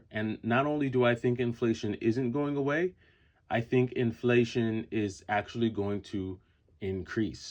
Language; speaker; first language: English; native; English